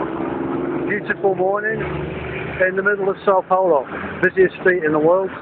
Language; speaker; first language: English; native; English